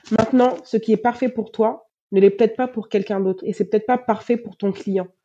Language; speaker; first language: French; native; French